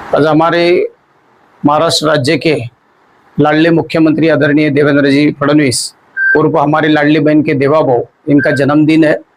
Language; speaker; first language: Hindi; non-native, local second language; Marathi